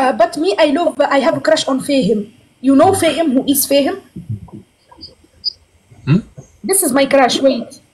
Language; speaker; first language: English; non-native, learner; Arabic